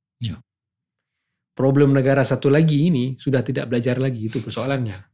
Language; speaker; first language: Indonesian; non-native, local second language; Achinese